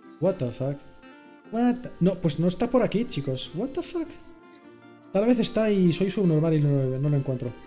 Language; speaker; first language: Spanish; native; Spanish